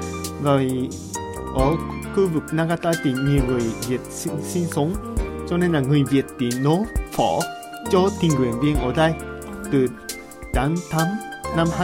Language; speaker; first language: Vietnamese; non-native, learner; Japanese